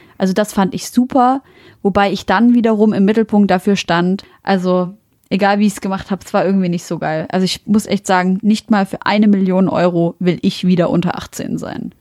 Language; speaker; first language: German; early bilingual, other home language; Arabic